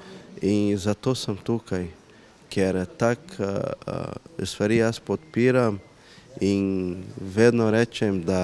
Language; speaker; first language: Slovenian; non-native, fluent; Portuguese